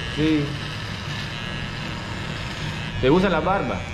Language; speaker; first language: Spanish; non-native, learner; Greek